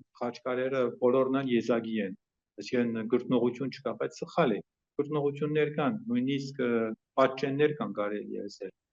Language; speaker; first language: Armenian; early bilingual, heritage; Armenian